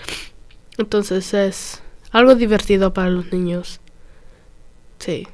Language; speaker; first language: Spanish; early bilingual, other home language; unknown